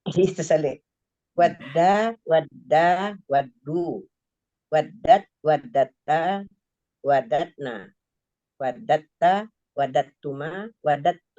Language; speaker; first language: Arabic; non-native, learner; Indonesian